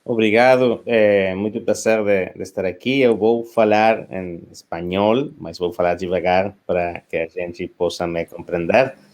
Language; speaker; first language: Portuguese; non-native, learner; Spanish